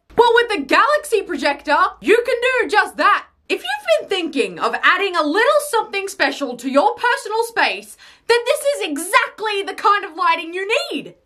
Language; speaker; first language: English; native; English